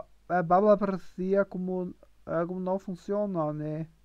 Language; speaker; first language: Portuguese; non-native, learner; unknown